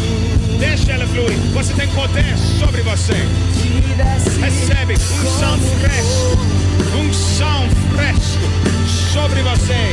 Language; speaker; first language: Portuguese; non-native, learner; English